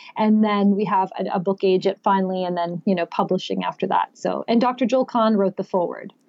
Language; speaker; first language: English; native; English